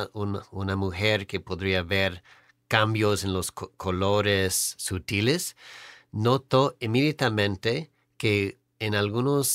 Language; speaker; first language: Spanish; non-native, fluent; English